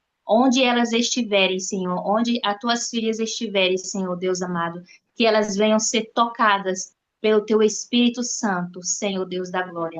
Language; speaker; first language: Portuguese; native; Portuguese